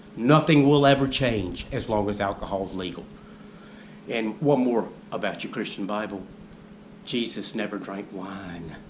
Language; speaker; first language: English; native; English